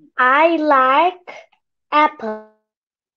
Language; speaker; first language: English; non-native, learner; Turkish